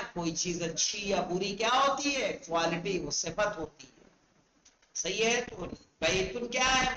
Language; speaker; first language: Urdu; native; Urdu